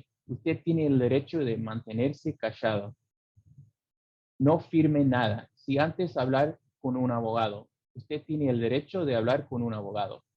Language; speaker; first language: Spanish; early bilingual, heritage; English